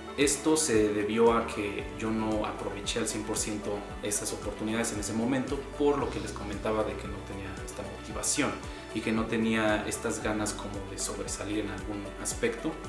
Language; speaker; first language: Spanish; native; Spanish